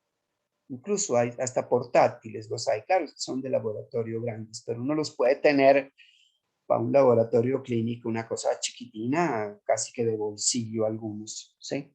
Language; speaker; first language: Spanish; native; Spanish